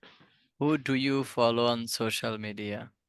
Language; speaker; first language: English; non-native, fluent; Bangla